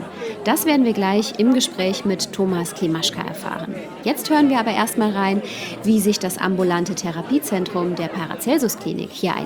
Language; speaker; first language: German; native; German